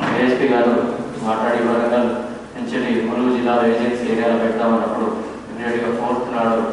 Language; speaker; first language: Telugu; native; Telugu